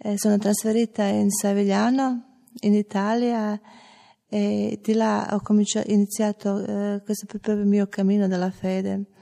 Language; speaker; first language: Italian; non-native, learner; Croatian